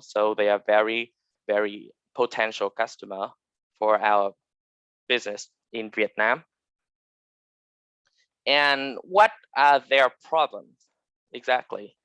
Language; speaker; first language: English; non-native, fluent; Vietnamese